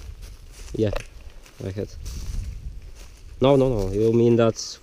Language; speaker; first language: English; non-native, learner; Polish